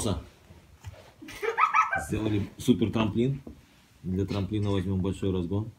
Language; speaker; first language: Russian; native; Russian